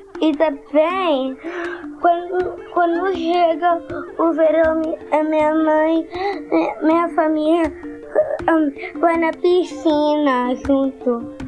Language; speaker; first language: Portuguese; early bilingual, heritage; Portuguese